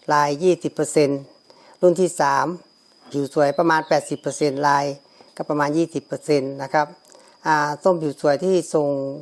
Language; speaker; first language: Thai; native; Thai